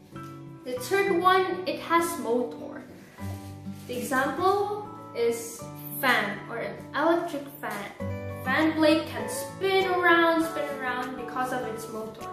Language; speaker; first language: English; non-native, learner; Indonesian